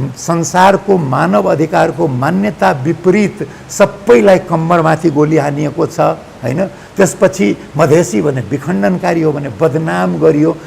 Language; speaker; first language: Nepali; non-native, local second language; Maithili